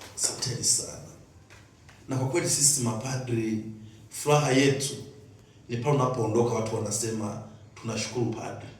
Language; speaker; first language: Swahili; native; Swahili